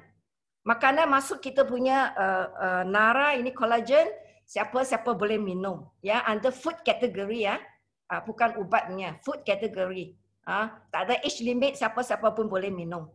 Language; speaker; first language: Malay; non-native, local second language; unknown